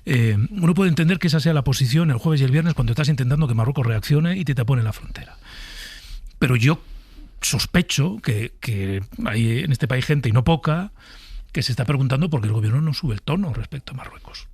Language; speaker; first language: Spanish; native; Spanish